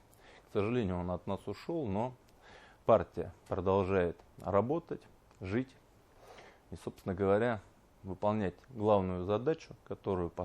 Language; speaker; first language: Russian; native; Russian